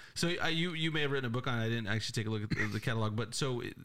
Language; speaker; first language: English; native; English